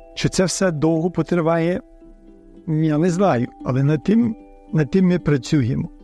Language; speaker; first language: Ukrainian; early bilingual, heritage; Ukrainian